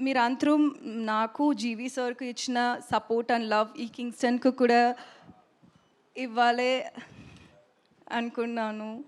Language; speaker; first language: Telugu; non-native, learner; Tamil